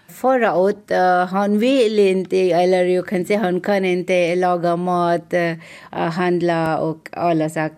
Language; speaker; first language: Swedish; non-native, learner; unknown